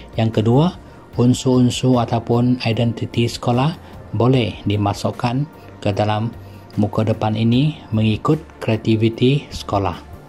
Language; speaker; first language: Malay; non-native, local second language; Chinese